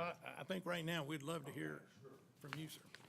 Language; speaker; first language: English; native; English